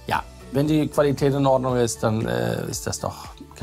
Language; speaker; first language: German; native; German